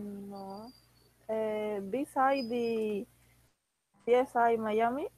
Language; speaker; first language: English; non-native, learner; Spanish